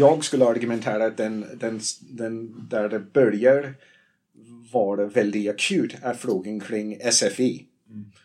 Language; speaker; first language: Swedish; non-native, fluent; English